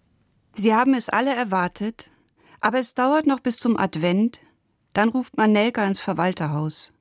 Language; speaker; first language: German; native; German